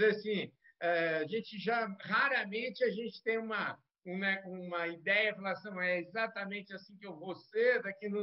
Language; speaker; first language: Portuguese; native; Portuguese